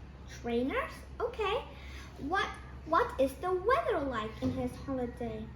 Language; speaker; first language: English; non-native, fluent; Vietnamese